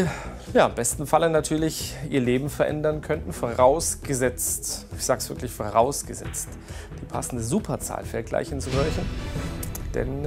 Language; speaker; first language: German; native; German